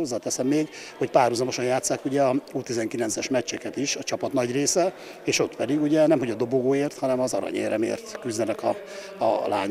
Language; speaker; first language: Hungarian; native; Hungarian